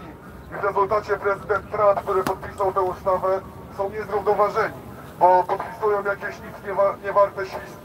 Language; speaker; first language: Polish; native; Polish